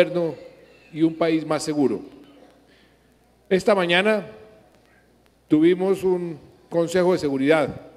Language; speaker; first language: Spanish; native; Spanish